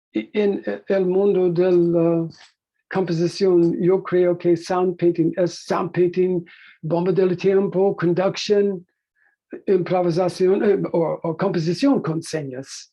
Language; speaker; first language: Spanish; non-native, learner; English